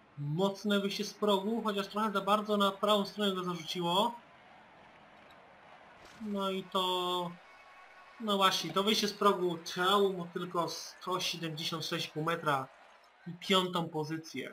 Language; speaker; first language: Polish; native; Polish